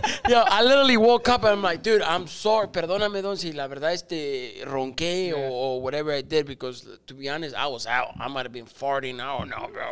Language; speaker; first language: English; early bilingual, other home language; Spanish